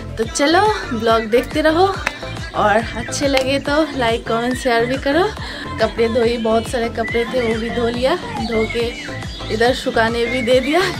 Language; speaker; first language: Hindi; non-native, local second language; Bangla